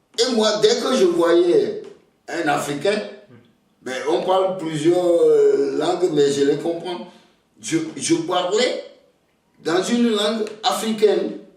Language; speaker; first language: French; non-native, local second language; Ewe